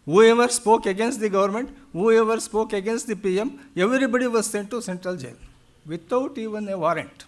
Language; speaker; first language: English; non-native, local second language; Kannada